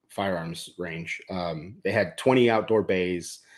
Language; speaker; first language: English; native; English